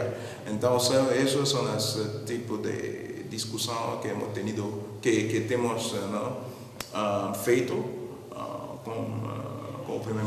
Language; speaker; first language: Portuguese; non-native, fluent; Spanish